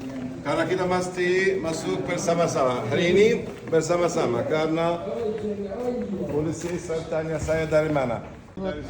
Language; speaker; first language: Indonesian; non-native, fluent; Arabic